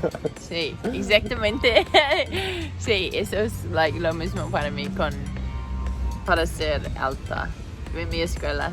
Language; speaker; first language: Spanish; non-native, learner; English